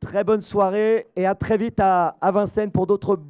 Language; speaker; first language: French; native; French